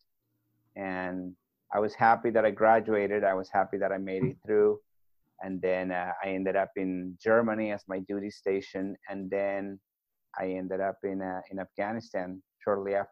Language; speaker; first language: English; non-native, fluent; Spanish